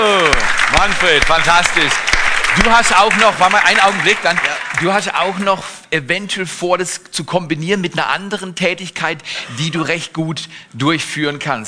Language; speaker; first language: German; native; German